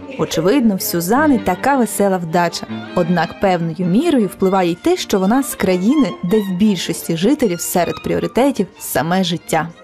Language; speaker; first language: Ukrainian; native; Ukrainian